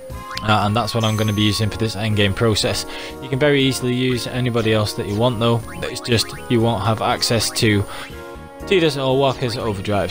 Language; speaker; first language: English; native; English